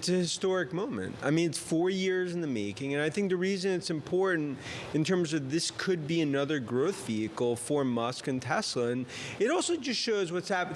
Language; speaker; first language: English; native; English